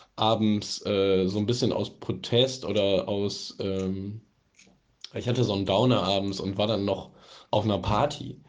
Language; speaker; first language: German; native; German